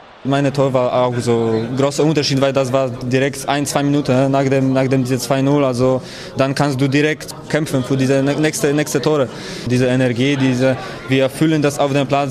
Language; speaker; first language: German; non-native, learner; Polish